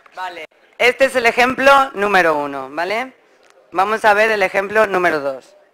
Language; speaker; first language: Spanish; native; Spanish